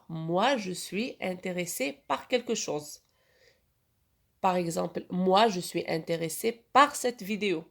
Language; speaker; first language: French; non-native, local second language; Arabic